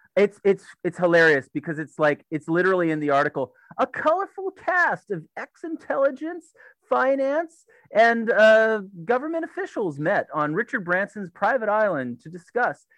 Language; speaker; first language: English; native; English